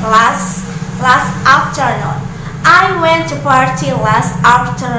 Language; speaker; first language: English; non-native, learner; Indonesian